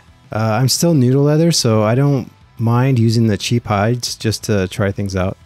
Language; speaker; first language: English; native; English